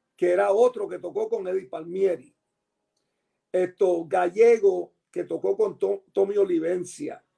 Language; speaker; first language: Spanish; early bilingual, heritage; Spanish